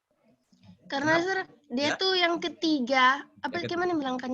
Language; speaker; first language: Indonesian; native; Indonesian